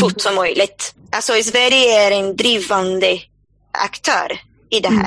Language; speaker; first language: Swedish; non-native, fluent; Portuguese